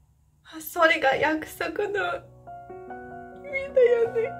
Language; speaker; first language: Japanese; non-native, fluent; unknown